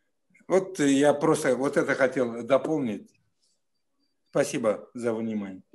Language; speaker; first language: Russian; non-native, fluent; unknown